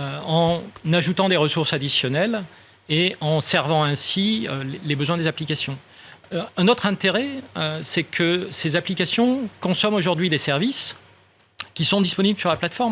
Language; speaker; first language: French; native; French